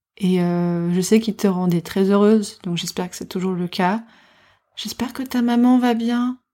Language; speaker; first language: French; early bilingual, heritage; French